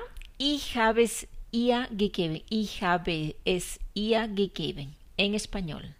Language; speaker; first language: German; non-native, fluent; Spanish